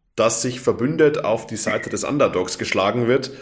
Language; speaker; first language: German; native; German